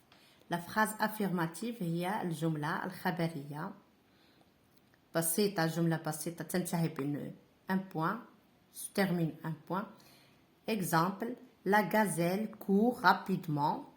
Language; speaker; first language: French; non-native, local second language; Arabic